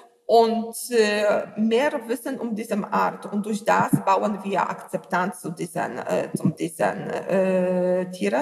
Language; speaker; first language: German; non-native, learner; Polish